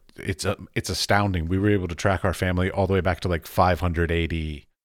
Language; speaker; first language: English; early bilingual, other home language; Finnish